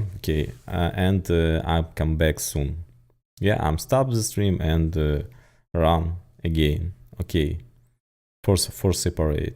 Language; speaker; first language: English; non-native, learner; Ukrainian